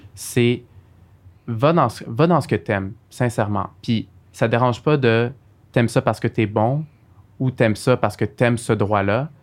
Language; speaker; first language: French; early bilingual, other home language; Arabic